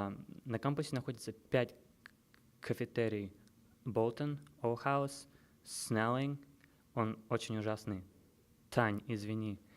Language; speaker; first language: Russian; early bilingual, heritage; Russian